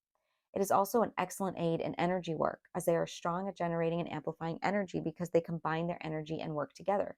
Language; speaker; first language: English; native; English